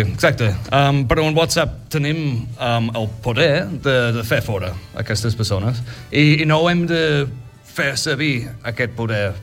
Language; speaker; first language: Catalan; non-native, fluent; English